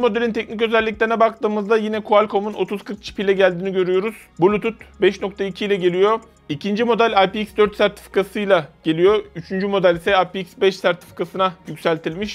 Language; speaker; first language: Turkish; native; Turkish